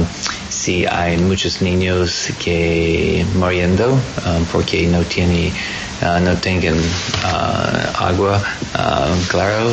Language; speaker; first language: Spanish; non-native, learner; English